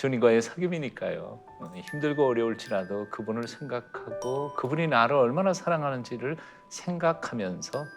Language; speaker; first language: Korean; native; Korean